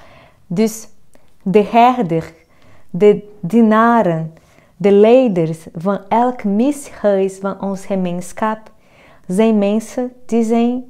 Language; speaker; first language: Dutch; non-native, fluent; Portuguese